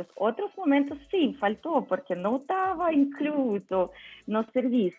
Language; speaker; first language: Portuguese; non-native, fluent; Ukrainian